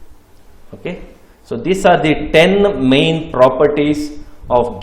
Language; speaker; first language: English; non-native, local second language; Kannada